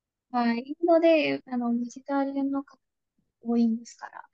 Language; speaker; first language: Japanese; non-native, fluent; Hindi